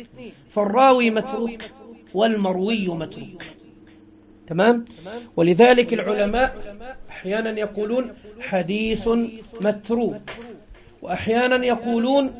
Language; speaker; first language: Arabic; native; Arabic